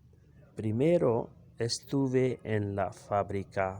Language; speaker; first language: Spanish; non-native, learner; Urdu